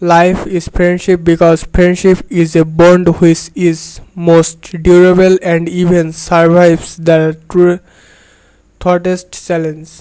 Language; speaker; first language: English; non-native, local second language; Bangla